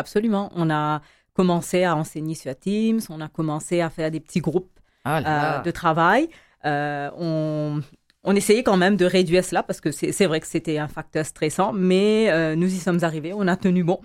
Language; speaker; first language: French; native; French